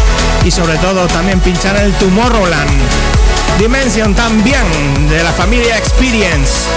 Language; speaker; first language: Spanish; native; Spanish